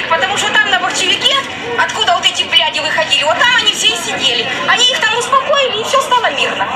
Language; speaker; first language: Russian; native; Russian